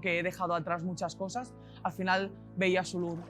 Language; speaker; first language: Spanish; native; Spanish